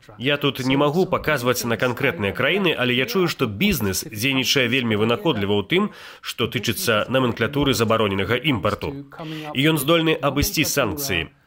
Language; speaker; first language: Belarusian; native; Belarusian